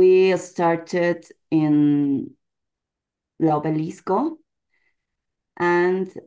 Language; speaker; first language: English; non-native, learner; Spanish